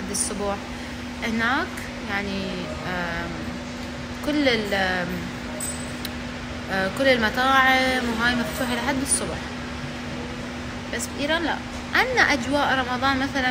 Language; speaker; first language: Arabic; non-native, fluent; Persian